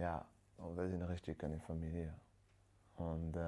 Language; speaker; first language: German; non-native, learner; French